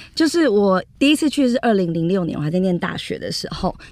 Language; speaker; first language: Chinese; native; Chinese